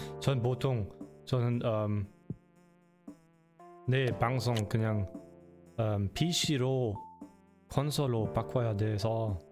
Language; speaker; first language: Korean; non-native, learner; German